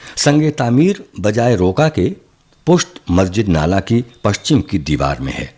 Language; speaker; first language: Urdu; native; Urdu